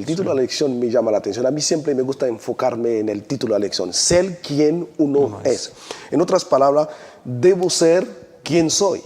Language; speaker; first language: Spanish; non-native, fluent; Haitian Creole